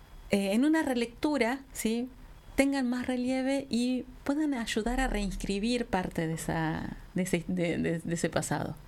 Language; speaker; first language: Spanish; native; Spanish